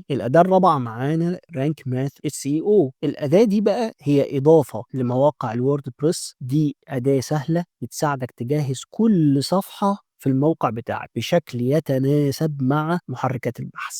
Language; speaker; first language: Arabic; native; Arabic